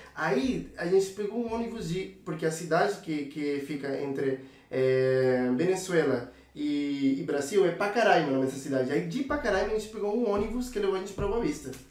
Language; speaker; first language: Portuguese; non-native, fluent; Spanish